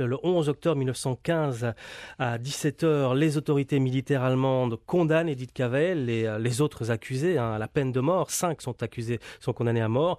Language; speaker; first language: French; native; French